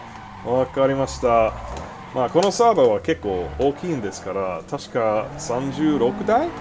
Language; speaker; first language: Japanese; non-native, fluent; English